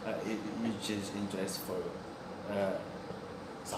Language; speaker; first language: English; non-native, learner; Indonesian